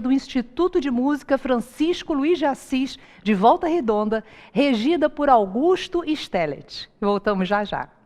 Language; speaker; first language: Portuguese; native; Portuguese